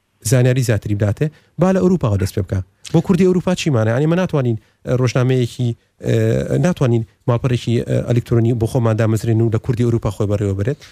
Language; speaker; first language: Central Kurdish; early bilingual, heritage; Central Kurdish